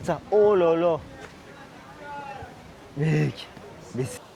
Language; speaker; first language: French; native; French